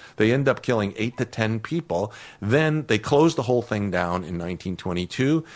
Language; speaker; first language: English; native; English